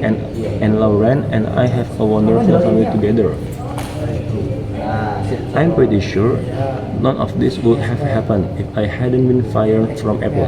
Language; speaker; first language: English; non-native, learner; Indonesian